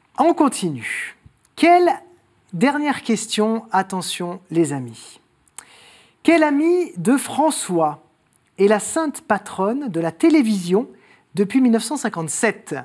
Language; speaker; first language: French; native; French